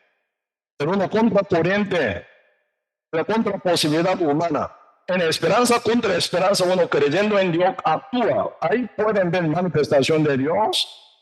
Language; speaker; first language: Spanish; non-native, learner; Korean